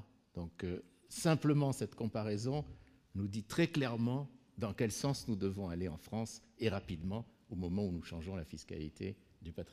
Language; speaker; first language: French; native; French